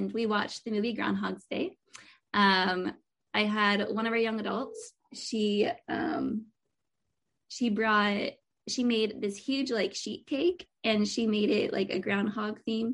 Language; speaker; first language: English; native; English